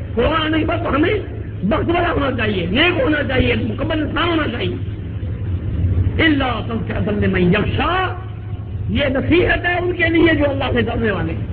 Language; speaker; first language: Urdu; non-native, local second language; Sindhi